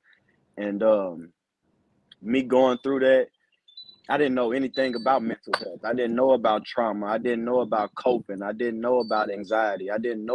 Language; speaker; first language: English; native; English